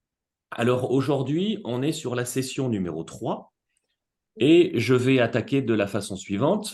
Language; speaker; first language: French; native; French